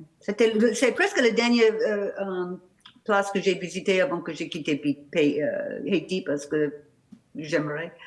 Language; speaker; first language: French; non-native, learner; English